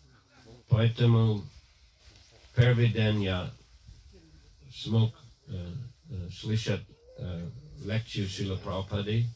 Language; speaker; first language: Russian; non-native, fluent; English